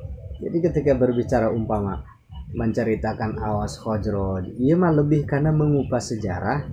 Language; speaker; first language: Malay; non-native, local second language; Sundanese